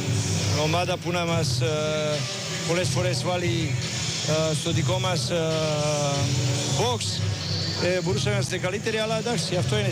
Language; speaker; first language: Greek; non-native, learner; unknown